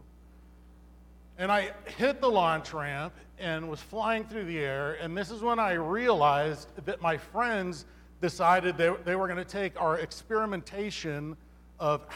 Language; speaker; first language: English; native; English